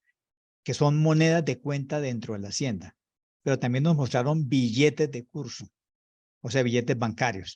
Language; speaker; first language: Spanish; native; Spanish